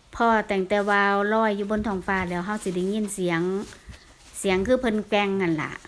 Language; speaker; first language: Thai; native; Thai